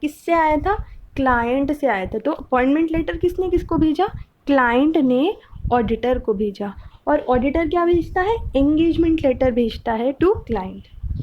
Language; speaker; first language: Hindi; native; Hindi